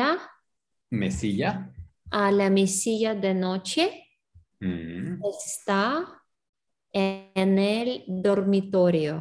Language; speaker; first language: Spanish; non-native, learner; English